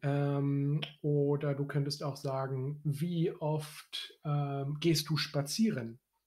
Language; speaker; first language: German; native; German